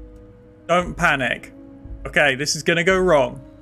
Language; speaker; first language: English; native; English